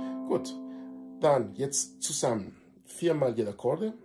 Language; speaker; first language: German; non-native, fluent; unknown